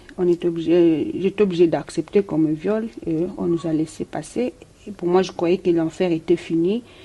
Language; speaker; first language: French; non-native, local second language; Lingala